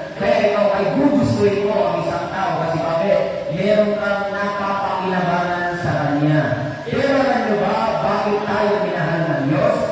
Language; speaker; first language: Filipino; non-native, local second language; Iloko